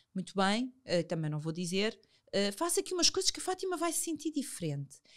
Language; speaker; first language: Portuguese; native; Portuguese